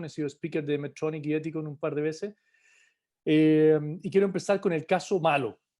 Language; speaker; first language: Spanish; native; Spanish